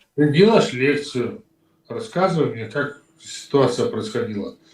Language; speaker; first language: Russian; native; Russian